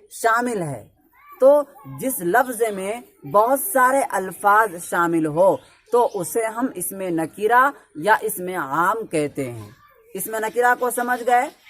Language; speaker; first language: Urdu; native; Urdu